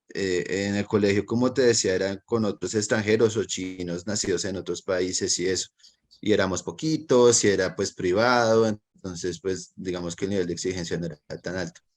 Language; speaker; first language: Spanish; native; Spanish